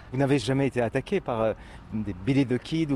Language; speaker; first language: French; native; French